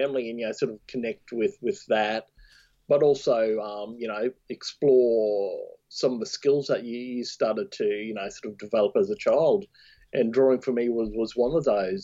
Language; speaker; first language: English; native; English